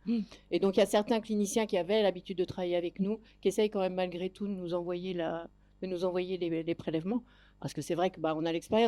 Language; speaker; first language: French; native; French